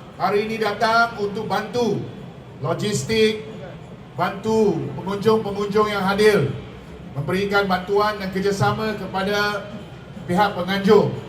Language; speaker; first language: Malay; non-native, local second language; Chinese